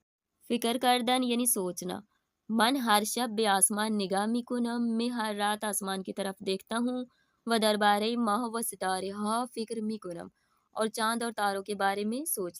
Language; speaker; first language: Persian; non-native, fluent; Urdu